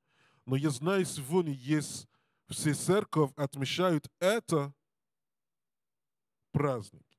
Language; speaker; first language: Russian; non-native, learner; Portuguese